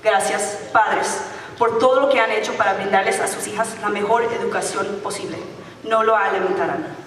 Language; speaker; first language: Spanish; early bilingual, heritage; Spanish